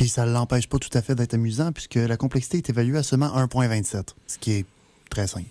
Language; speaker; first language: French; native; French